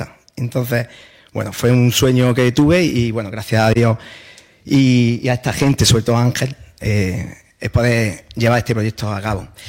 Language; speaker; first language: Spanish; native; Spanish